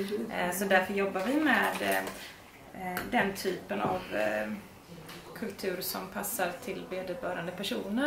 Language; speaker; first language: Swedish; native; Swedish